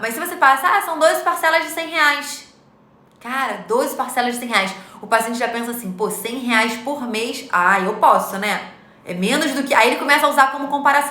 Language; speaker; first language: Portuguese; native; Portuguese